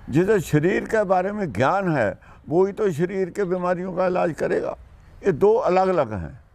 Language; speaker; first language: Hindi; non-native, local second language; Punjabi